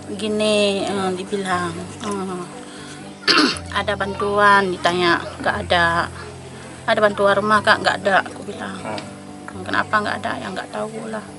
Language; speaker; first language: Indonesian; non-native, local second language; Achinese